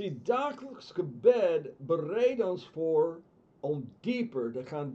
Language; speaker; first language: Dutch; non-native, fluent; English